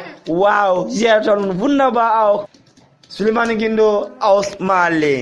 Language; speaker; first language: German; non-native, learner; Bambara